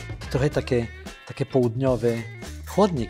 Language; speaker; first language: Polish; non-native, fluent; French